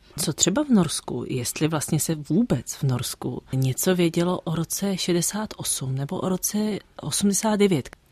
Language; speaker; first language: Czech; native; Czech